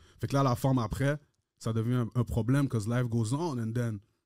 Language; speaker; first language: French; early bilingual, heritage; French